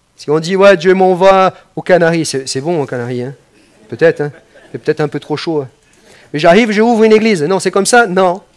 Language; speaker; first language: French; non-native, fluent; Portuguese